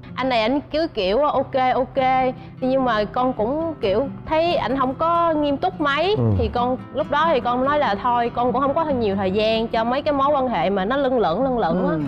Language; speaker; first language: Vietnamese; native; Vietnamese